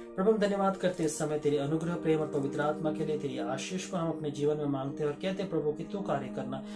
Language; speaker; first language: Hindi; non-native, local second language; Marathi